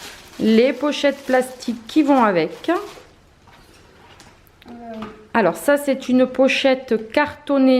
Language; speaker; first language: French; native; French